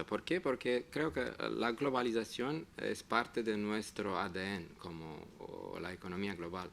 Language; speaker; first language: Spanish; non-native, fluent; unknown